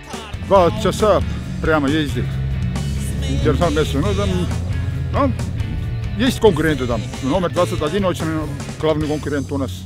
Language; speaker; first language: Russian; non-native, local second language; Latvian